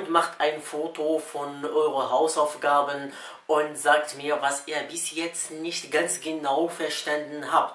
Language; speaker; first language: German; non-native, fluent; Arabic